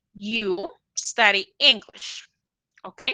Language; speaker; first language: English; non-native, fluent; Spanish